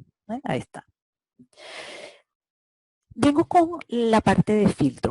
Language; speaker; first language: Spanish; native; Spanish